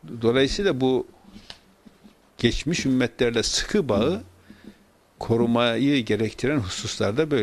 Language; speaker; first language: Turkish; native; Turkish